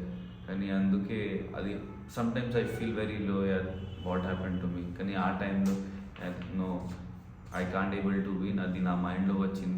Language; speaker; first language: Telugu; non-native, learner; Hindi